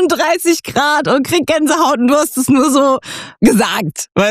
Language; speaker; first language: German; native; German